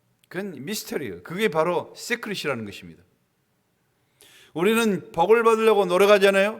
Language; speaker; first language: Korean; native; Korean